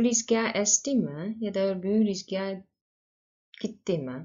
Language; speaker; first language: Turkish; non-native, learner; Chinese